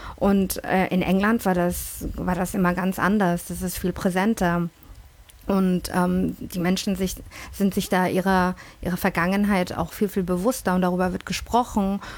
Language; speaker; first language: German; early bilingual, other home language; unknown